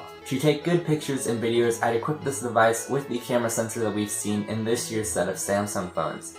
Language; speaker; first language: English; native; English